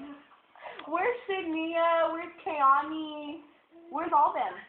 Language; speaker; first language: English; native; English